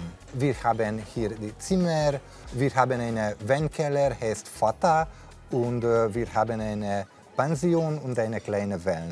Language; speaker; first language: German; non-native, learner; Hungarian